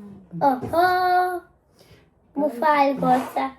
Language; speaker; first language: Albanian; early bilingual, heritage; Albanian